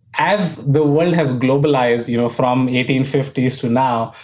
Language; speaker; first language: English; non-native, local second language; Hindi